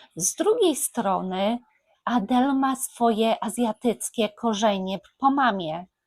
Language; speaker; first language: Polish; native; Polish